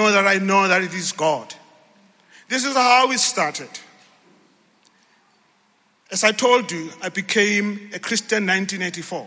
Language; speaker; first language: English; non-native, local second language; Zulu